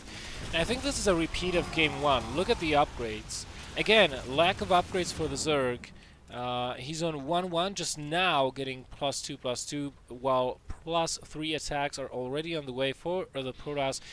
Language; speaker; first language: English; non-native, fluent; Dutch